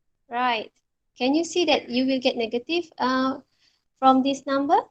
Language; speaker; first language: English; non-native, local second language; Malay